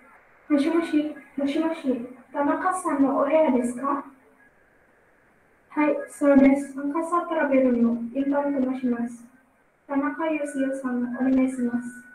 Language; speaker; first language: Japanese; non-native, learner; Indonesian